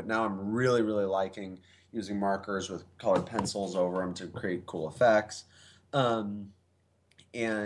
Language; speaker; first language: English; native; English